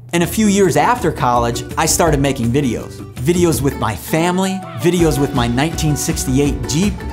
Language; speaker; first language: English; native; English